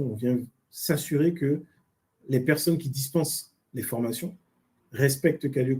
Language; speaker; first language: French; native; French